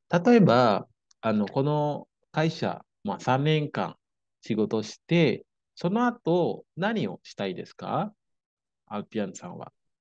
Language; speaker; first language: Japanese; non-native, fluent; Indonesian